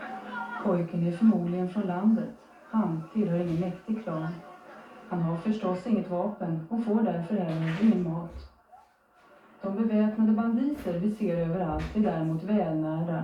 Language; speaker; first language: Swedish; native; Swedish